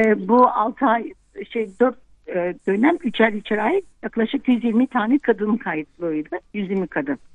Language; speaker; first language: Turkish; non-native, local second language; Kurdish